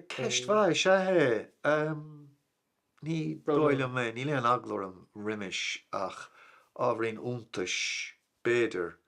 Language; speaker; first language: Irish; non-native, local second language; English